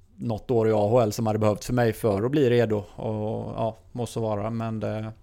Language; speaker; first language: Swedish; native; Swedish